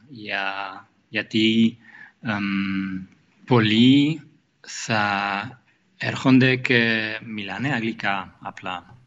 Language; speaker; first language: Greek; non-native, fluent; German